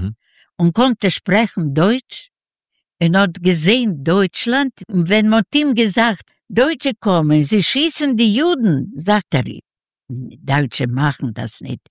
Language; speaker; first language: German; non-native, learner; Yiddish